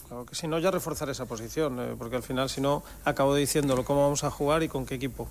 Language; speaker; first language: Spanish; native; Spanish